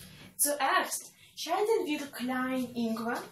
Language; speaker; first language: German; non-native, learner; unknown